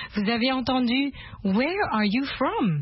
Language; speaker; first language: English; non-native, fluent; French